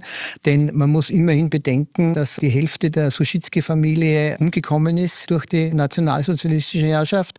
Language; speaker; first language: German; native; German